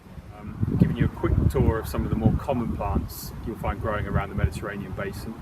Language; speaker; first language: English; native; English